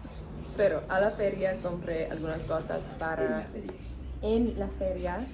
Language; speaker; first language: Spanish; non-native, learner; English